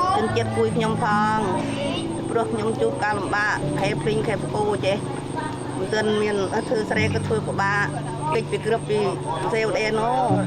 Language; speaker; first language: Khmer; non-native, local second language; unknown